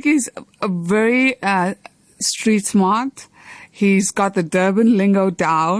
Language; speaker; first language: English; native; English